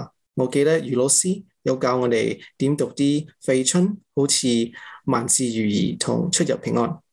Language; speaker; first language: Cantonese; early bilingual, heritage; English